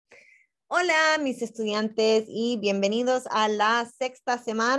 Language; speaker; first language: Spanish; non-native, fluent; English